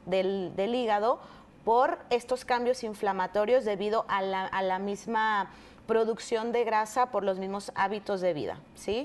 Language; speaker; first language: Spanish; native; Spanish